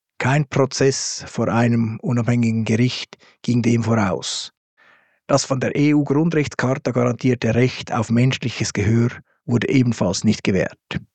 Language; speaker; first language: German; native; German